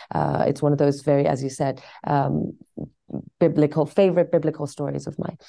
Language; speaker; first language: English; non-native, fluent; Persian